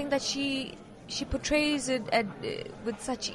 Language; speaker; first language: English; non-native, local second language; Venda